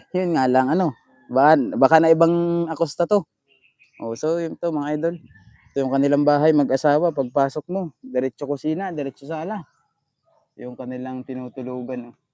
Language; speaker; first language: Filipino; native; Filipino